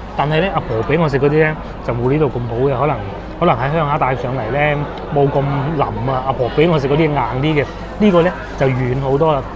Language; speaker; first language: Cantonese; native; Cantonese